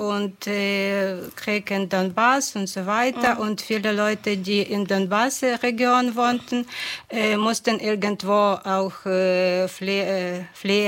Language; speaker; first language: German; non-native, fluent; Ukrainian